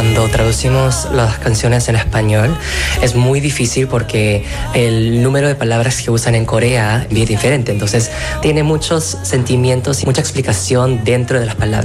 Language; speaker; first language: Spanish; non-native, learner; Korean